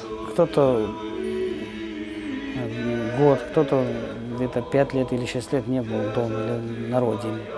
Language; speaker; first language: Russian; non-native, local second language; Georgian